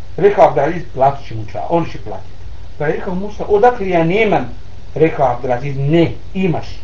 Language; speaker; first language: Bosnian; non-native, learner; Arabic